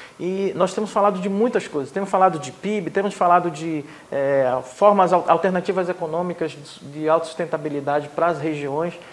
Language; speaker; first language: Portuguese; non-native, local second language; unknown